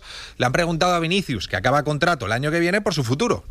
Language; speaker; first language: Spanish; native; Spanish